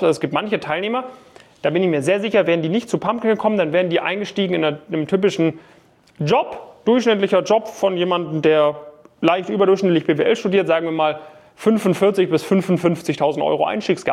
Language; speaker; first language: German; native; German